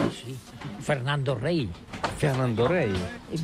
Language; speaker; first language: French; non-native, learner; Spanish